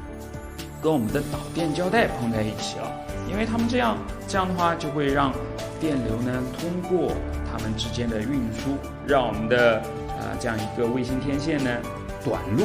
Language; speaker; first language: Chinese; native; Chinese